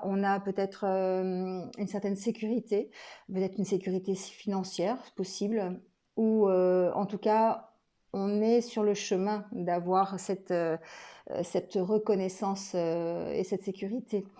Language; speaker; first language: French; native; French